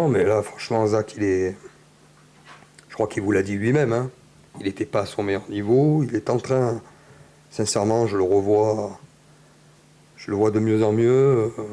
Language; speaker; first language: French; native; French